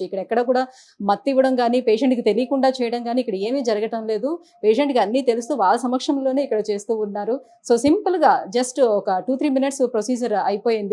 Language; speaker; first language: Telugu; native; Telugu